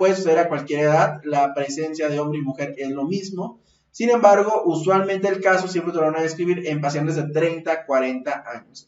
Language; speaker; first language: Spanish; native; Spanish